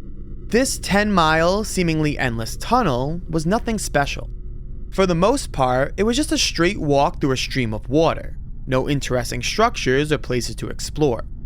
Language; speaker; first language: English; native; English